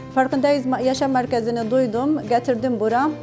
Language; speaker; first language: Turkish; non-native, learner; Arabic